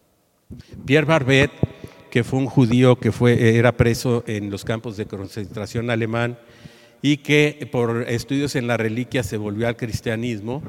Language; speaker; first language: Spanish; native; Spanish